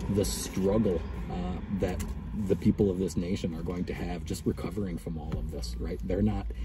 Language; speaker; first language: English; native; English